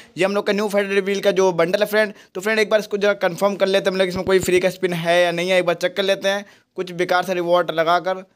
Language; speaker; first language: Hindi; native; Hindi